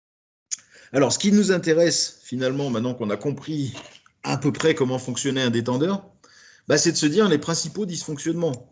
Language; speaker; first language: French; native; French